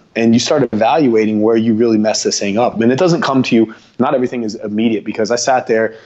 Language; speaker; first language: English; native; English